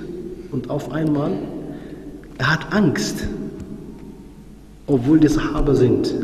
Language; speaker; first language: German; non-native, fluent; Arabic